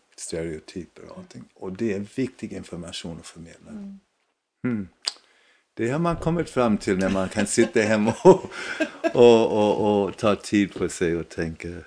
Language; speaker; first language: Swedish; non-native, fluent; English